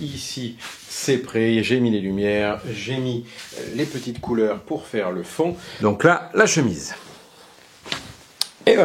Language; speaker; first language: French; native; French